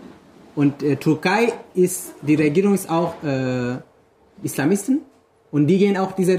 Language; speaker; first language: German; non-native, fluent; Kurdish